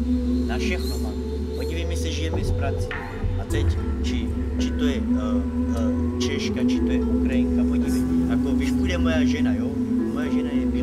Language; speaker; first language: Czech; non-native, local second language; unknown